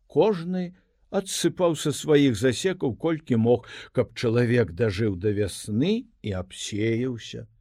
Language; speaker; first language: Belarusian; native; Belarusian